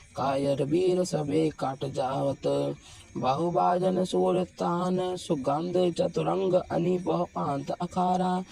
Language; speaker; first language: Hindi; non-native, local second language; Punjabi